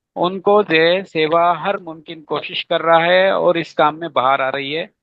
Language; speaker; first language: Urdu; native; Urdu